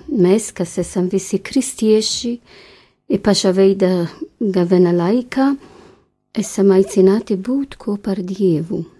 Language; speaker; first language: Latvian; non-native, fluent; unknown